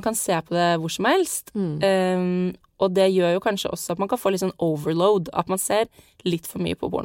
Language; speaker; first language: Norwegian; native; Norwegian